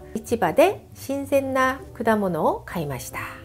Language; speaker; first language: Japanese; non-native, fluent; Korean